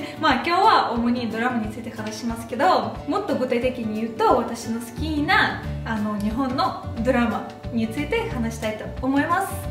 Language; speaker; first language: Japanese; non-native, fluent; Russian